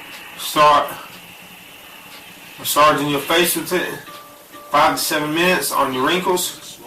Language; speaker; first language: English; native; English